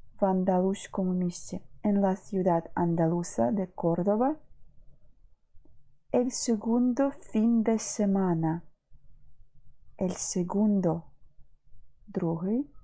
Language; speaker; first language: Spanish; non-native, fluent; Ukrainian